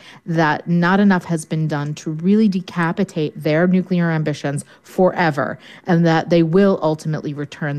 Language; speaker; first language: English; native; English